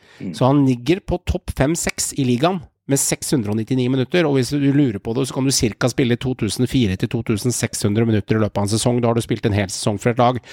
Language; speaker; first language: Norwegian; native; Norwegian